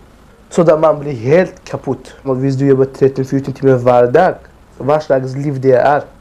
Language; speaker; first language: Norwegian; non-native, learner; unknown